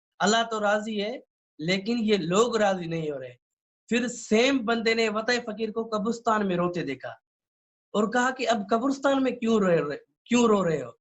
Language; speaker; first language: Urdu; non-native, local second language; Sindhi